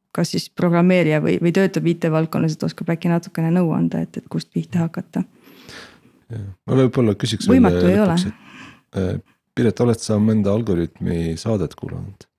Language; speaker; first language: Estonian; native; Estonian